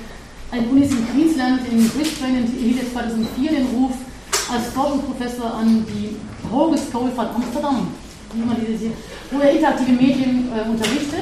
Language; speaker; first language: German; native; German